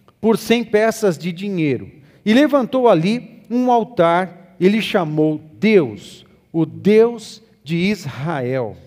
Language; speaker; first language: Portuguese; native; Portuguese